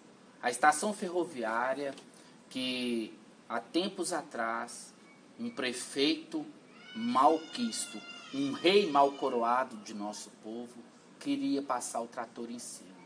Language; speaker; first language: Portuguese; native; Portuguese